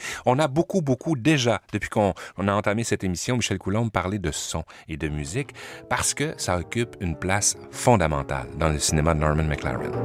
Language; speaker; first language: French; native; French